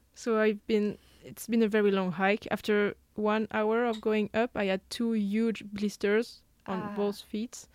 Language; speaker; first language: English; non-native, fluent; French